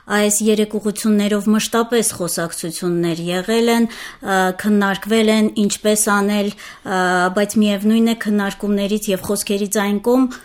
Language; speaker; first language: Armenian; native; Armenian